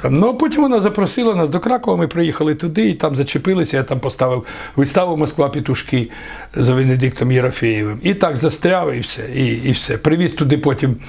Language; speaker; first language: Ukrainian; native; Ukrainian